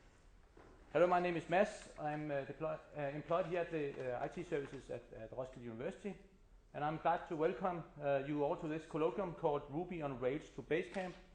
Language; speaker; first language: English; non-native, fluent; Danish